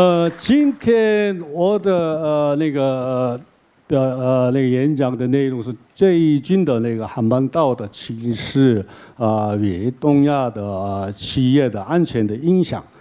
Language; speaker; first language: Chinese; non-native, learner; Korean